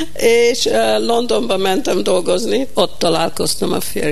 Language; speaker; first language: Hungarian; early bilingual, heritage; Hungarian